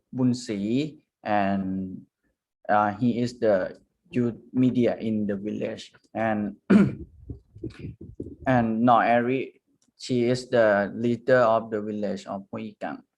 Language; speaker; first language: English; non-native, learner; Thai